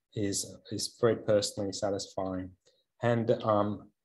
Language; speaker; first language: English; native; English